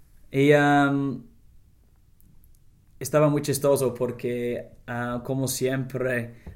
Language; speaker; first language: Spanish; non-native, learner; English